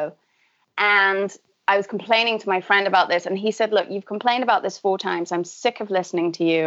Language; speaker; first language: English; native; English